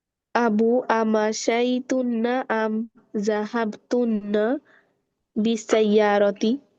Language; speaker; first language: Arabic; non-native, learner; Bangla